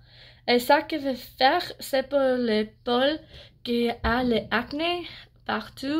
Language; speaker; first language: French; non-native, learner; English